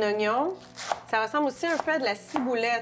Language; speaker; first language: French; native; French